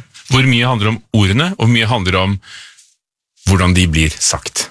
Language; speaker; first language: Norwegian; native; Norwegian